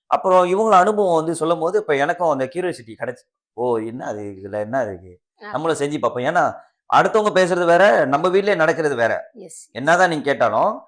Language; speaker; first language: Tamil; early bilingual, heritage; Tamil